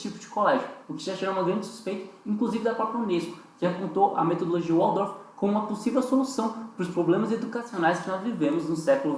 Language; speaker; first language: Portuguese; native; Portuguese